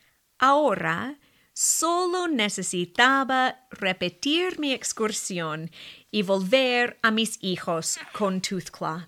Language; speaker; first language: Spanish; non-native, fluent; English